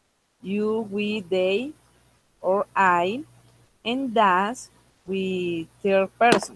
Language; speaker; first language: English; non-native, local second language; Spanish